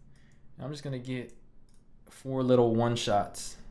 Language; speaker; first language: English; native; English